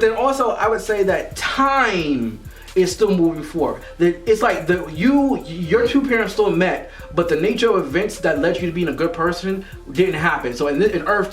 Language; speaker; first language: English; native; English